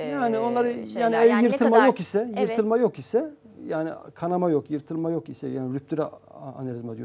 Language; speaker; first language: Turkish; native; Turkish